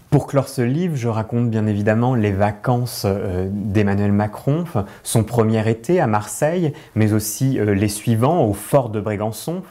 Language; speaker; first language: French; native; French